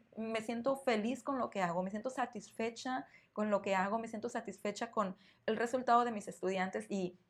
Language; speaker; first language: Spanish; native; Spanish